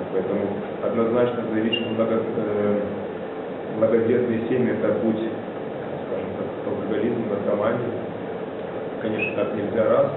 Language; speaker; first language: Russian; native; Russian